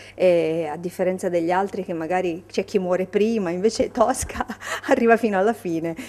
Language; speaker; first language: Italian; native; Italian